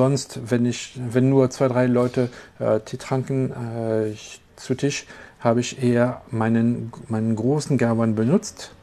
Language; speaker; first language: German; non-native, local second language; French